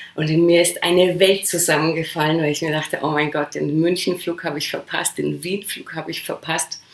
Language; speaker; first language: German; early bilingual, other home language; Polish